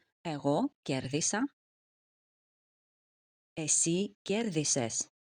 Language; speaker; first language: Greek; non-native, fluent; Russian